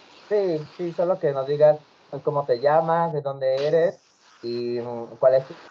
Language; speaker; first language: Spanish; native; Spanish